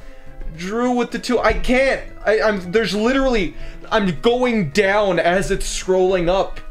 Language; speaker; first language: English; native; English